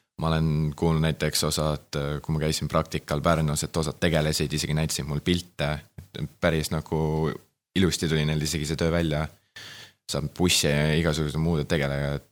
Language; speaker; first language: Estonian; native; Estonian